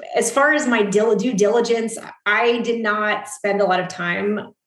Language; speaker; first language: English; native; English